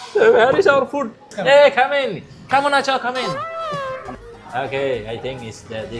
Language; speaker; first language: English; non-native, learner; Tamil